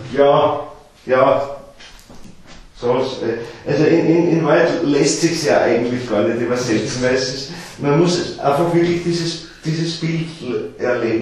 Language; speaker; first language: German; native; German